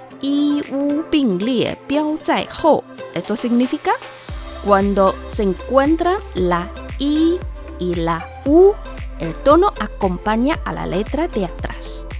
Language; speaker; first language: Spanish; non-native, fluent; Chinese